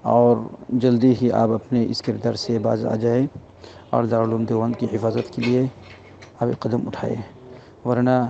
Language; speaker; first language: Hindi; non-native, local second language; Bangla